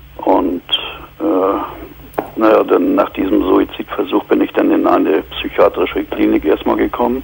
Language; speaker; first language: German; native; German